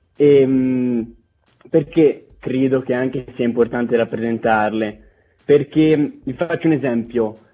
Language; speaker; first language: Italian; native; Italian